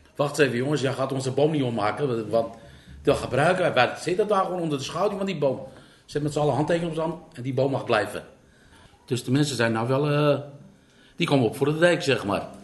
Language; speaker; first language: Dutch; non-native, fluent; Turkish